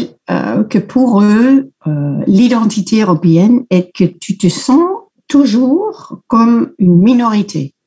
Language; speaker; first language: French; non-native, fluent; Dutch